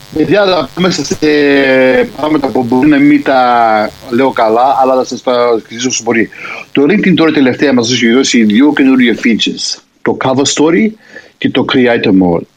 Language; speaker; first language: Greek; early bilingual, heritage; Greek